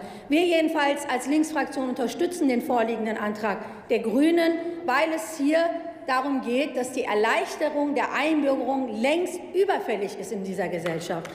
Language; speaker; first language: German; early bilingual, other home language; Turkish